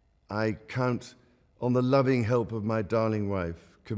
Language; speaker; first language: English; native; English